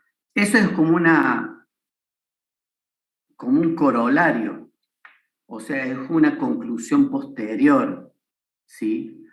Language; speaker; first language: Spanish; native; Spanish